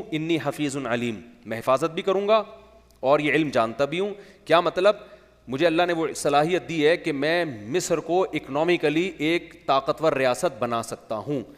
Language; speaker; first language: Urdu; native; Urdu